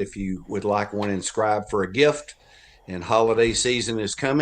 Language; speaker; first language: English; native; English